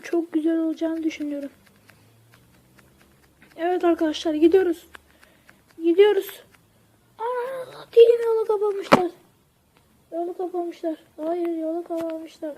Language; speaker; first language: Turkish; native; Turkish